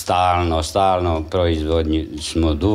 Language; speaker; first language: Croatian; non-native, local second language; Hungarian